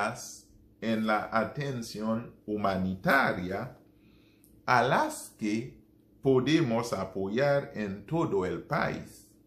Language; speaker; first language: Spanish; non-native, fluent; Haitian Creole